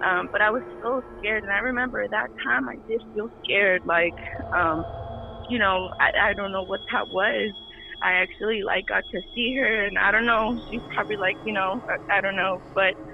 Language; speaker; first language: English; early bilingual, other home language; Spanish